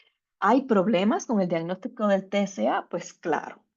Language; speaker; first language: Spanish; native; Spanish